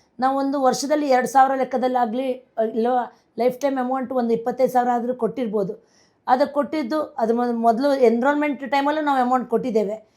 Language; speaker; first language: Kannada; non-native, local second language; Konkani